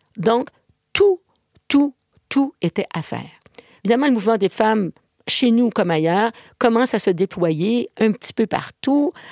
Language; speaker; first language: French; native; French